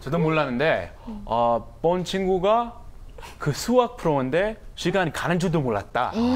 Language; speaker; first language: Korean; non-native, fluent; English